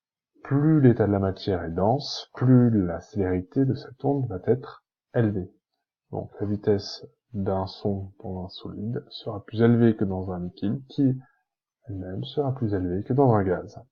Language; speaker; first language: French; native; French